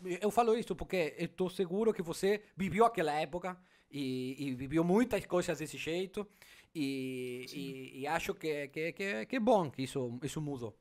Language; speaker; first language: Portuguese; non-native, fluent; Spanish